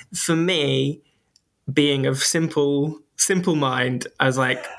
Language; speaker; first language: English; native; English